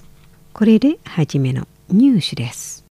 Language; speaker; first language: Japanese; non-native, fluent; Indonesian